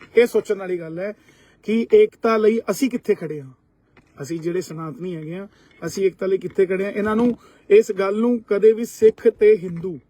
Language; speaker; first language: Hindi; native; Hindi